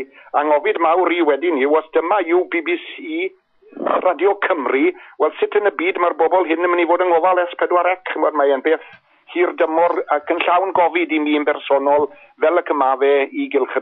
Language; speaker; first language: Welsh; native; Welsh